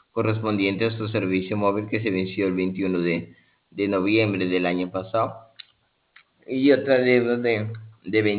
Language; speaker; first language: Spanish; native; Spanish